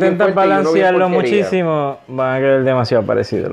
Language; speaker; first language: Spanish; native; Spanish